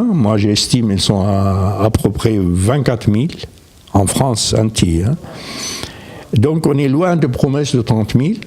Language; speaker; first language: French; non-native, fluent; Arabic